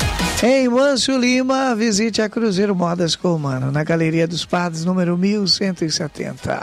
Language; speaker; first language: Portuguese; native; Portuguese